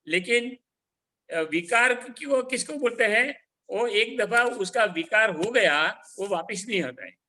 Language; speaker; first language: Hindi; non-native, local second language; Gujarati